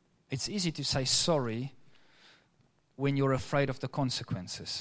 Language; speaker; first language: English; native; English